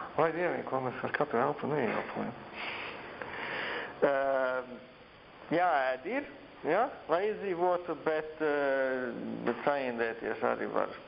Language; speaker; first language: Latvian; early bilingual, heritage; Latvian